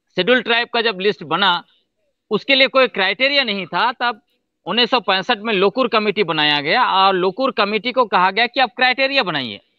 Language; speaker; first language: Hindi; non-native, local second language; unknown